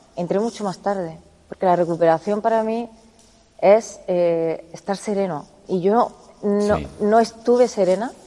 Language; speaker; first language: Spanish; native; Spanish